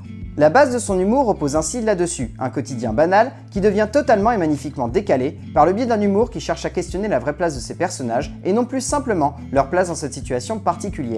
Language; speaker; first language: French; native; French